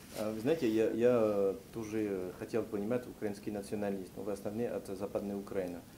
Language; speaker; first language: Russian; non-native, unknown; French